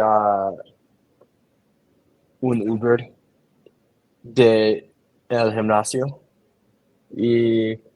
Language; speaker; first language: Spanish; non-native, learner; English